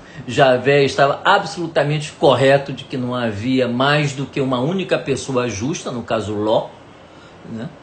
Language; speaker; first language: Portuguese; native; Portuguese